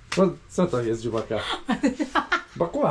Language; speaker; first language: Polish; native; Polish